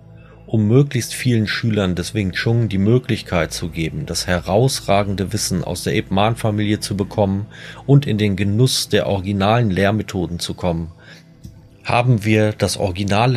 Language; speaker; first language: German; native; German